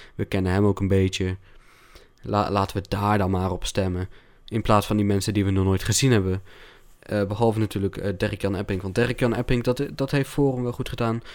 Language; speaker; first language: Dutch; native; Dutch